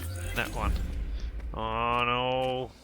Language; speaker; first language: English; native; English